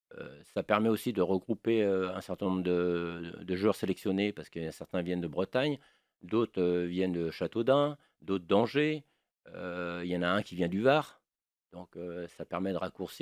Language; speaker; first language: French; native; French